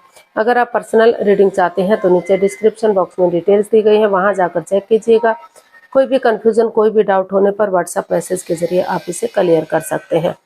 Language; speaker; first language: Hindi; native; Hindi